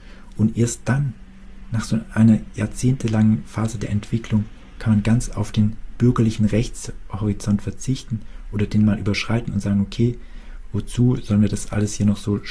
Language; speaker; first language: German; native; German